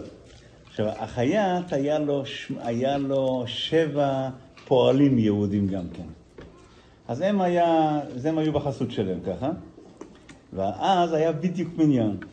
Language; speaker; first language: Hebrew; non-native, fluent; Yiddish